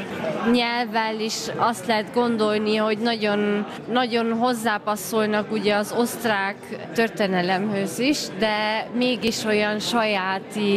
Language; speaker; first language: Hungarian; early bilingual, heritage; German